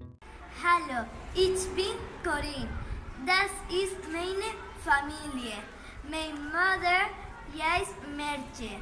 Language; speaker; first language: German; non-native, learner; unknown